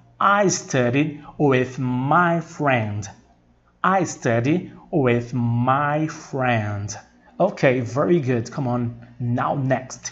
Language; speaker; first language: English; non-native, fluent; Portuguese